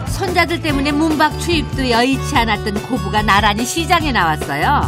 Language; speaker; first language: Korean; native; Korean